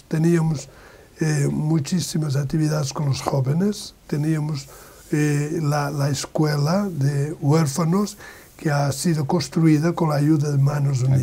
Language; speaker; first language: Spanish; non-native, learner; Portuguese